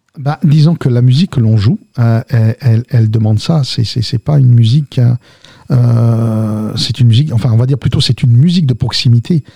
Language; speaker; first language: French; early bilingual, other home language; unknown